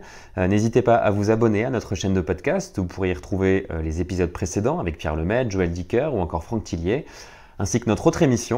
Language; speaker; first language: French; native; French